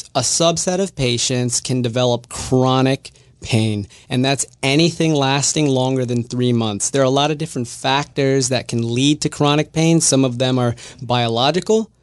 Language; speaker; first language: English; native; English